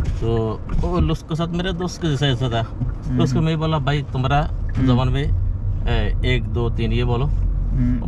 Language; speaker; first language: Hindi; non-native, learner; Bangla